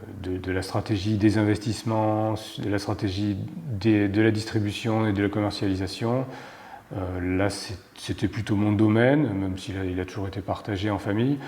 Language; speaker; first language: French; native; French